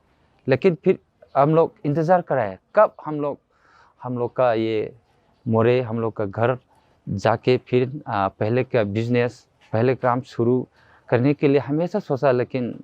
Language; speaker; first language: Hindi; non-native, local second language; Manipuri